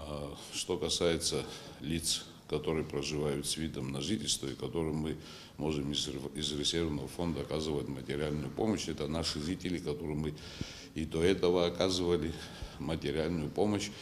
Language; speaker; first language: Russian; non-native, local second language; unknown